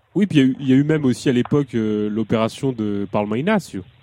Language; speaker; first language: French; native; French